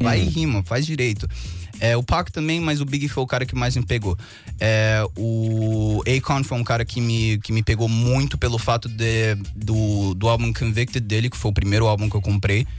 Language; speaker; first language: Portuguese; early bilingual, heritage; Portuguese